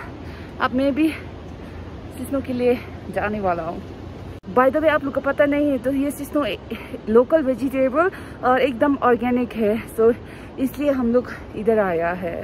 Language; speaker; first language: Hindi; non-native, local second language; Nepali